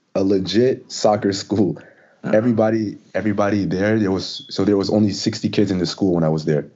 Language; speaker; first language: English; native; English